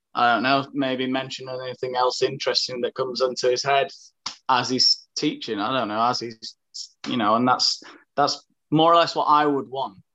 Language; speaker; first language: English; native; English